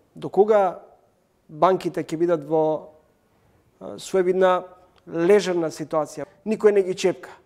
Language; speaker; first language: Macedonian; native; Macedonian